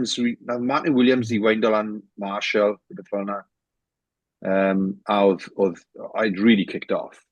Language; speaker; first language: Welsh; native; Welsh